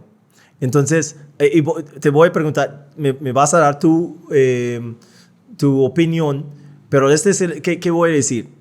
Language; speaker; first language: Spanish; non-native, fluent; English